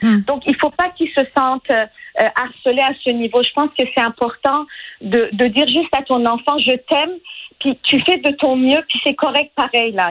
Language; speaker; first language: French; non-native, fluent; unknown